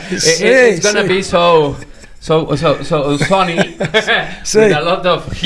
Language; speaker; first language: English; non-native, learner; Spanish